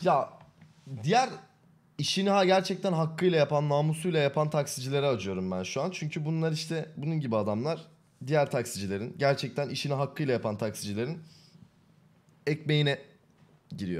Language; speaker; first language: Turkish; native; Turkish